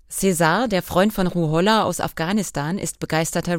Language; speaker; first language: German; native; German